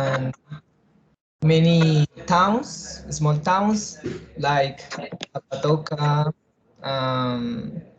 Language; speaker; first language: English; non-native, learner; Spanish